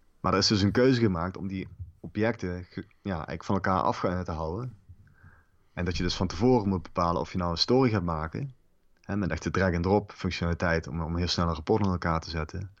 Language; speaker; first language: Dutch; native; Dutch